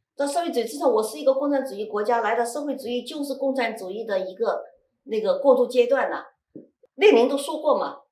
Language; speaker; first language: Chinese; native; Chinese